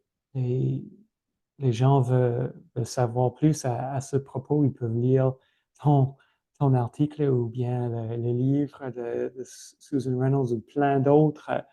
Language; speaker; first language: French; non-native, fluent; English